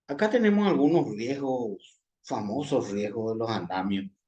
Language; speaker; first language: Spanish; native; Spanish